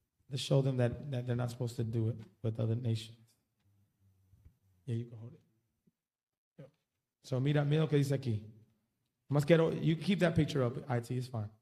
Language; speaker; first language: English; early bilingual, other home language; Spanish